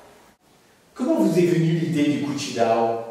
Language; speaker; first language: French; native; French